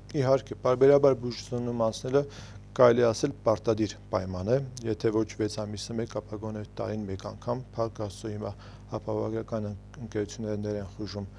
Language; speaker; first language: Armenian; native; Armenian